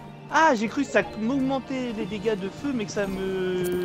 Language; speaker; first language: French; native; French